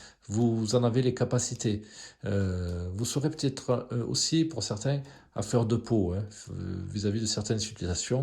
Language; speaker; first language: French; native; French